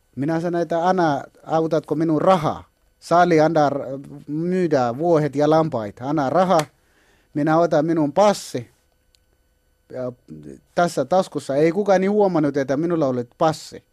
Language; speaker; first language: Finnish; non-native, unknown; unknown